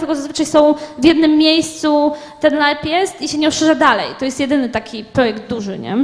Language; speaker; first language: Polish; native; Polish